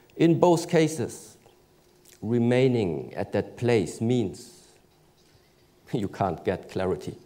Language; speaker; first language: English; early bilingual, other home language; German